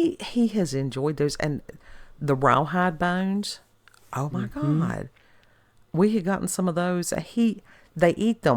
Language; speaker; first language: English; native; English